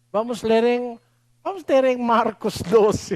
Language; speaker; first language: Portuguese; non-native, learner; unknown